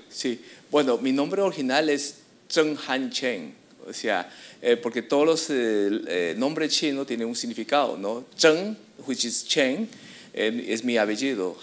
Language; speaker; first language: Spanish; early bilingual, other home language; Chinese